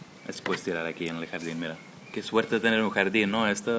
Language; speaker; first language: Spanish; non-native, fluent; Dutch